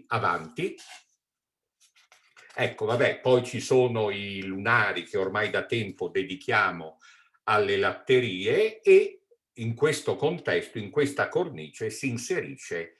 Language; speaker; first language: Italian; native; Italian